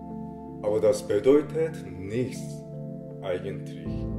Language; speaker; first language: German; non-native, fluent; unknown